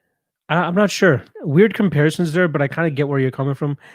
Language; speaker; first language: English; native; English